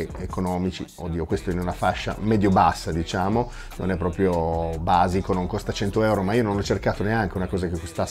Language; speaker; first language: Italian; native; Italian